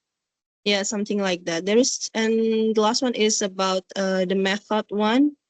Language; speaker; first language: English; non-native, learner; Indonesian